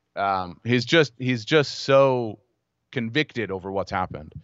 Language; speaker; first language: English; native; English